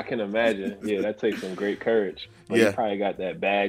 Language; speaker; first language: English; native; English